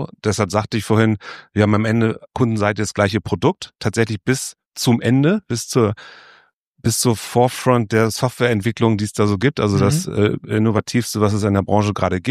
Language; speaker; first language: German; native; German